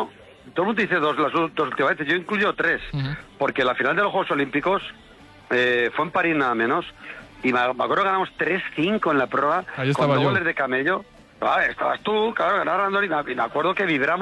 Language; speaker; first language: Spanish; native; Spanish